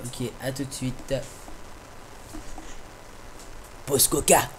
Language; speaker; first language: French; native; French